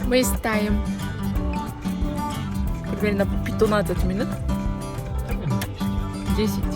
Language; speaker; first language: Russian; non-native, learner; Japanese